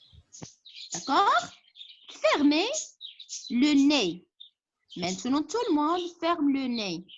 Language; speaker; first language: French; non-native, local second language; Arabic